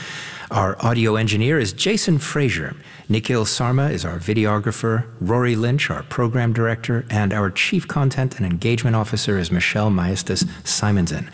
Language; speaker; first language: English; native; English